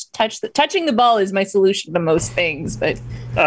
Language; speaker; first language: English; native; English